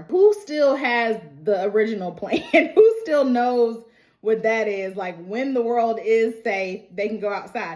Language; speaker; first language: English; native; English